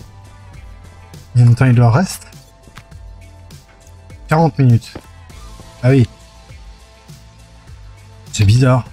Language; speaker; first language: French; native; French